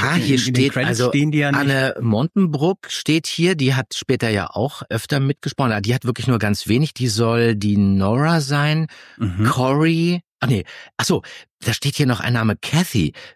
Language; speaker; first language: German; native; German